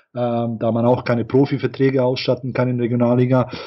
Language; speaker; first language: German; non-native, fluent; Bosnian